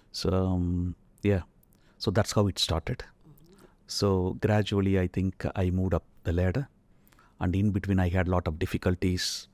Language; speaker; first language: English; non-native, local second language; Tamil